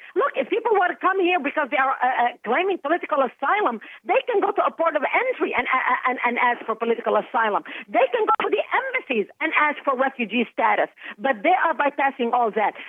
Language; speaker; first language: English; non-native, fluent; Arabic